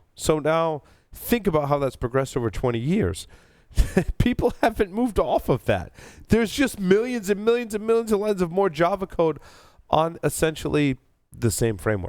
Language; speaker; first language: English; native; English